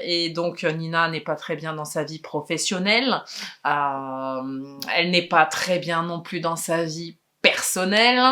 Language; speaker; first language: French; native; French